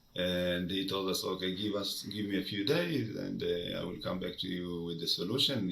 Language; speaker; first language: English; non-native, fluent; Hebrew